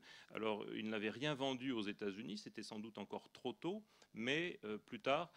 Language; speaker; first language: French; native; French